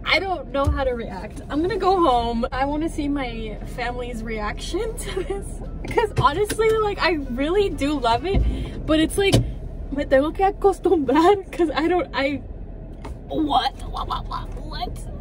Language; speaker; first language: English; early bilingual, other home language; Spanish